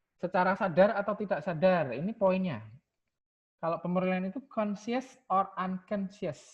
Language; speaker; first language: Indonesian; non-native, local second language; Javanese